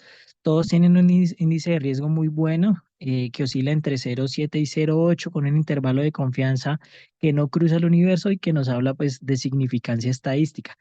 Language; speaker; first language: Spanish; native; Spanish